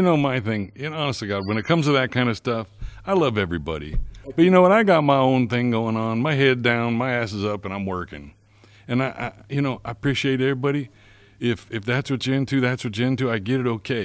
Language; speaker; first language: English; native; English